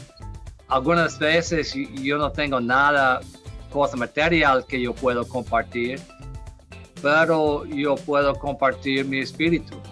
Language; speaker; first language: Spanish; non-native, fluent; English